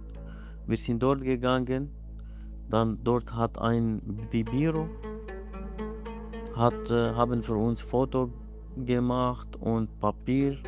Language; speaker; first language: German; non-native, learner; Arabic